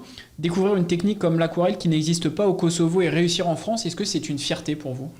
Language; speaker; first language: French; native; French